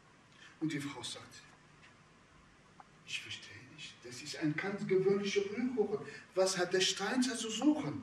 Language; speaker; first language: German; non-native, fluent; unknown